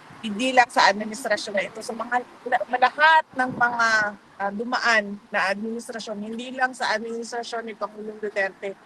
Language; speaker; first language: Filipino; non-native, local second language; Cebuano